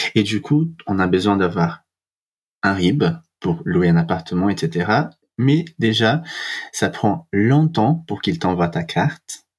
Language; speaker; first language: French; non-native, fluent; Portuguese